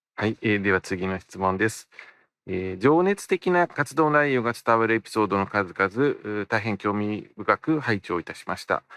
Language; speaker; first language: Japanese; native; Japanese